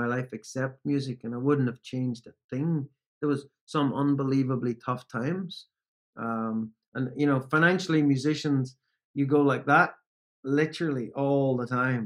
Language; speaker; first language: English; native; English